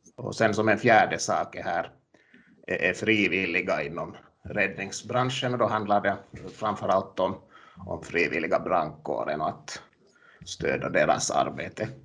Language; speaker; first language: Swedish; native; Swedish